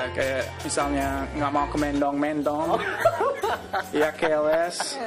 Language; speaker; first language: Indonesian; non-native, fluent; English